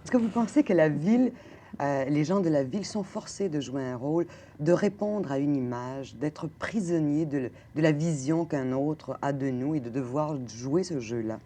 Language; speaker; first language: French; native; French